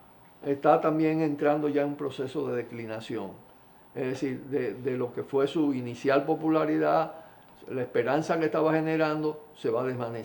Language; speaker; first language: Spanish; native; Spanish